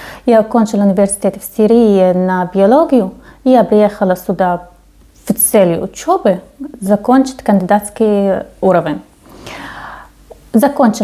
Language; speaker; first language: Russian; non-native, fluent; Arabic